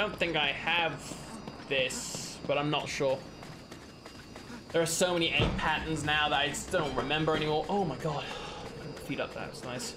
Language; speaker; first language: English; native; English